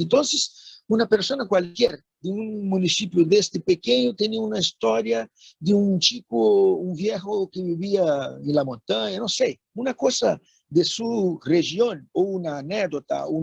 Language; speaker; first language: Spanish; non-native, fluent; Portuguese